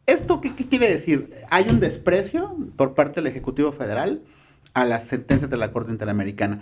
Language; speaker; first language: Spanish; native; Spanish